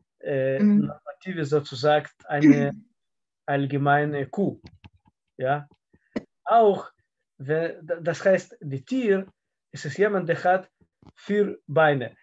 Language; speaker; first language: German; non-native, fluent; Russian